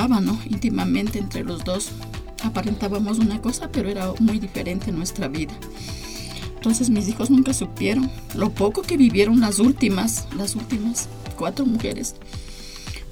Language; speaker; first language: Spanish; native; Spanish